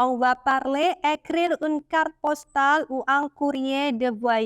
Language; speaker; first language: French; non-native, fluent; Indonesian